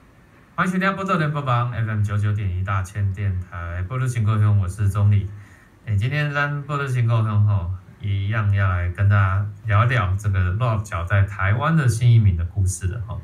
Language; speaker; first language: Chinese; native; Chinese